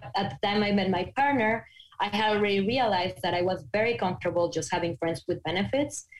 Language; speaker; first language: English; non-native, fluent; Spanish